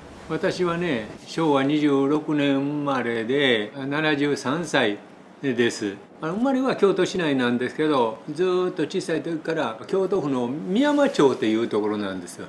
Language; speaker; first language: Japanese; native; Japanese